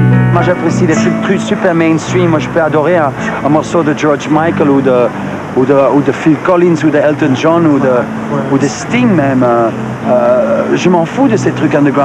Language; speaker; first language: French; non-native, local second language; Dutch